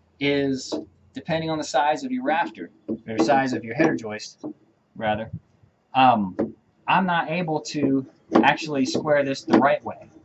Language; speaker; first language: English; native; English